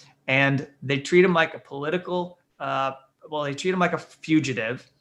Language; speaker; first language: English; native; English